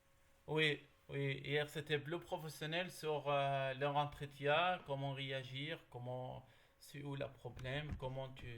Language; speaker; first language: French; non-native, learner; Arabic